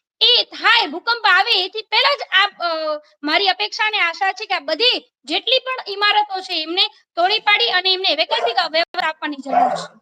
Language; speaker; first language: Gujarati; native; Gujarati